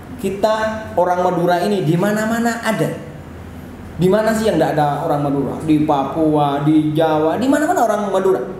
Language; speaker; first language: Indonesian; non-native, local second language; Madurese